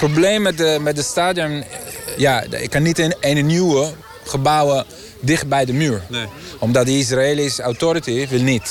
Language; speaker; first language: Dutch; non-native, learner; Italian